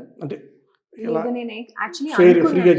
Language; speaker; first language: Telugu; native; Telugu